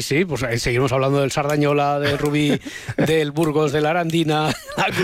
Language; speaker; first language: Spanish; native; Spanish